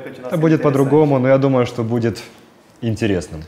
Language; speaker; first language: Russian; non-native, fluent; Portuguese